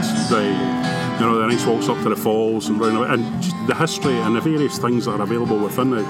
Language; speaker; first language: English; native; English